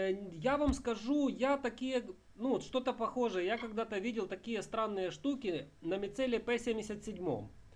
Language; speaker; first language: Russian; native; Russian